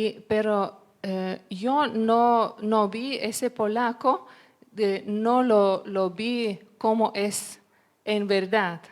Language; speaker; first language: Spanish; non-native, learner; Lithuanian